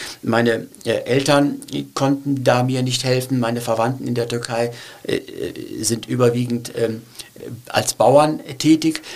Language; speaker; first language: German; early bilingual, other home language; Turkish